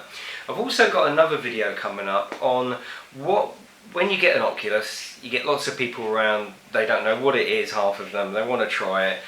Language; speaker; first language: English; native; English